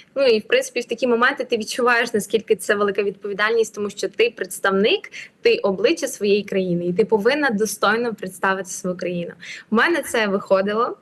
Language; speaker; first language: Ukrainian; native; Ukrainian